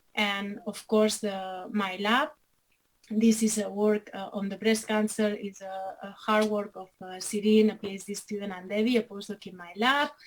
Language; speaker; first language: English; non-native, fluent; Catalan